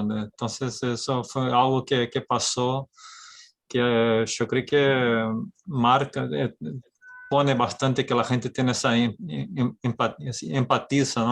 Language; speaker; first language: Spanish; non-native, fluent; Portuguese